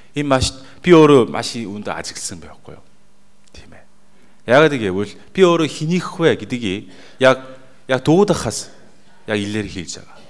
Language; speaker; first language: Mongolian; non-native, fluent; Korean